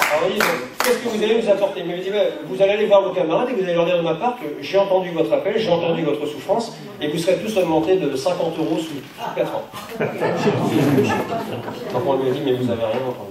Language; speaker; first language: French; native; French